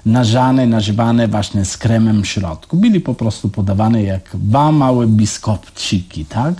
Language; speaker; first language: Polish; non-native, learner; Italian